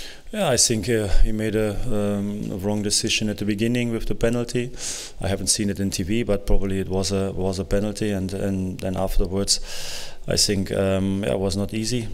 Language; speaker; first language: English; non-native, fluent; German